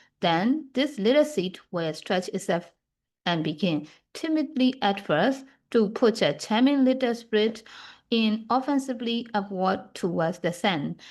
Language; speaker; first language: English; non-native, fluent; Burmese